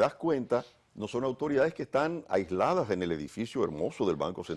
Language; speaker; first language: Spanish; native; Spanish